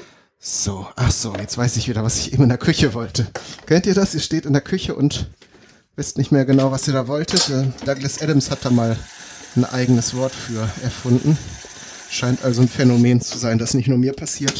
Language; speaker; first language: German; native; German